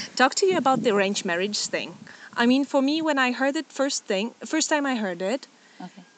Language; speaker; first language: English; non-native, fluent; Polish